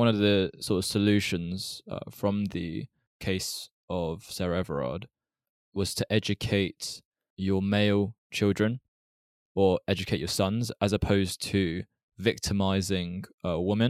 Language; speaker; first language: English; native; English